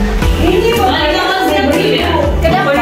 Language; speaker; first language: Malay; native; Malay